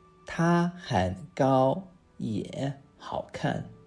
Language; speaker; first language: Chinese; non-native, fluent; English